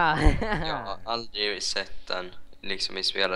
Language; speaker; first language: Swedish; native; Swedish